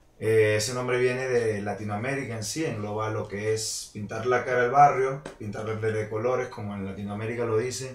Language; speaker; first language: Spanish; native; Spanish